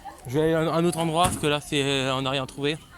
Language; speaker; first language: French; native; French